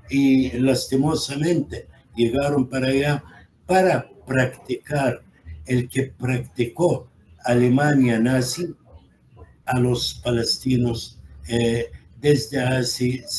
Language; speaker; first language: Spanish; non-native, fluent; Arabic